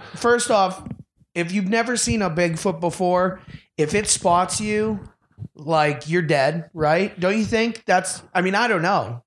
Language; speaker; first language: English; native; English